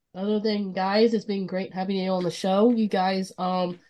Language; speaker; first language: English; native; English